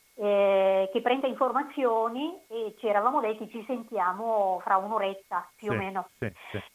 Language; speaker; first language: Italian; native; Italian